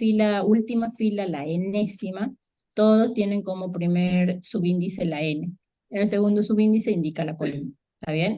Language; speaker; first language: Spanish; native; Spanish